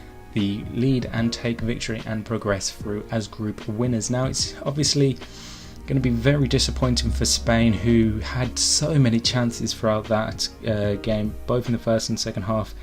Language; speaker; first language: English; native; English